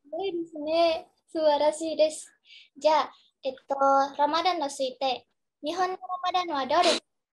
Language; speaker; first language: Japanese; non-native, learner; Indonesian